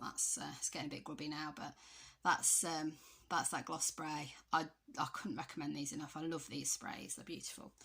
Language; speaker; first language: English; native; English